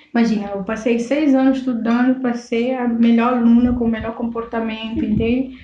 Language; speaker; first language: Portuguese; non-native, local second language; Kabuverdianu